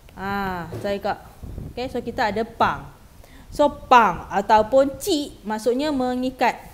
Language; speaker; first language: Malay; native; Malay